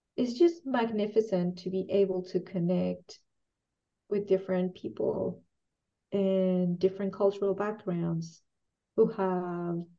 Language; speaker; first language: English; non-native, fluent; Spanish